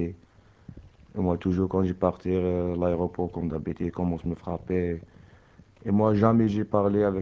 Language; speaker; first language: French; non-native, learner; Arabic